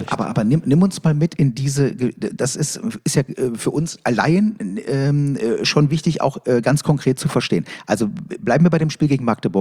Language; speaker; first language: German; native; German